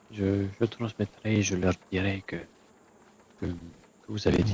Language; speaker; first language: French; native; French